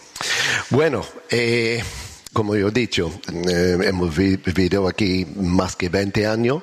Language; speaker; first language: Spanish; non-native, learner; English